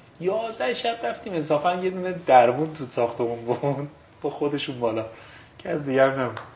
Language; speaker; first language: Persian; early bilingual, other home language; Kashmiri